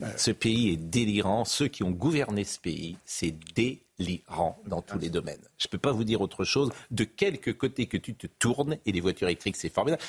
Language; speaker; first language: French; native; French